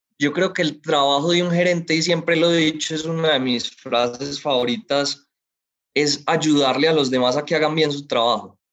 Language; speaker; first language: Spanish; native; Spanish